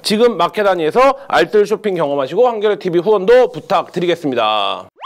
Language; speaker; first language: Korean; native; Korean